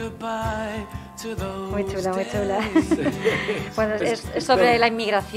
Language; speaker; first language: Spanish; native; Spanish